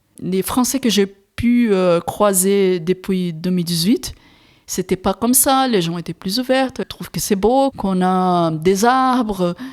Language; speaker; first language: French; non-native, fluent; Portuguese